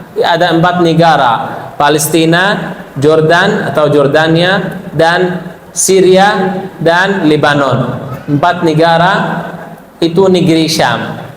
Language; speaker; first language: Indonesian; non-native, fluent; Arabic